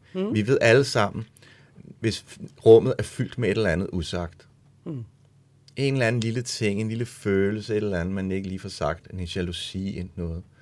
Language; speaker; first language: Danish; early bilingual, other home language; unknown